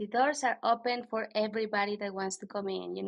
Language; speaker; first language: English; non-native, fluent; Spanish